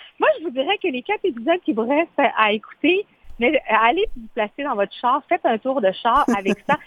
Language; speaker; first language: French; early bilingual, other home language; Spanish